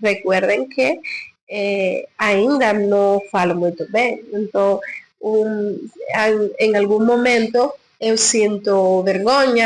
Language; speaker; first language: Portuguese; non-native, learner; Spanish